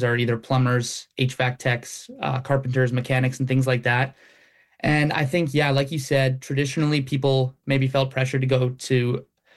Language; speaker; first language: English; native; English